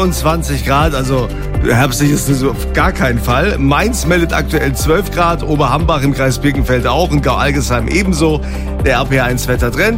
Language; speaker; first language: German; native; German